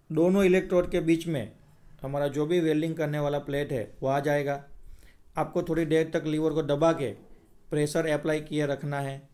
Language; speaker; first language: Hindi; non-native, local second language; Gujarati